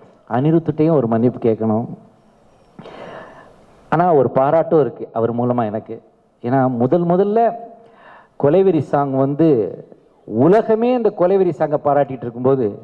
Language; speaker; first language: Tamil; native; Tamil